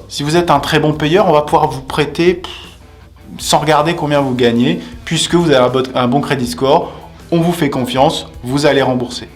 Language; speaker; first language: French; native; French